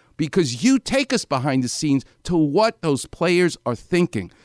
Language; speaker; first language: English; native; English